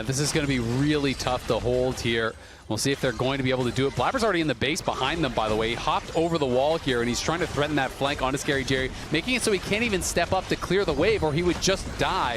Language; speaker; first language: English; native; English